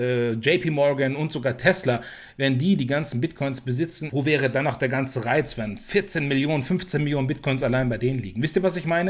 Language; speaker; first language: German; native; German